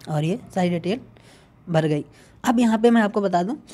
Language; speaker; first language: Hindi; native; Hindi